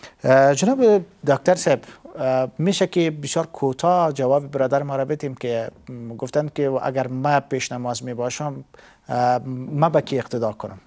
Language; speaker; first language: Persian; native; Persian